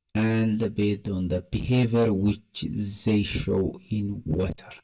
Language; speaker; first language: English; non-native, local second language; Amharic